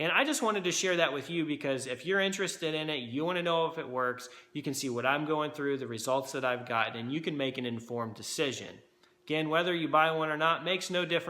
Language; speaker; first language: English; native; English